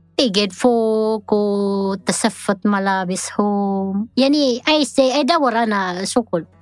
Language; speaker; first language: Arabic; non-native, learner; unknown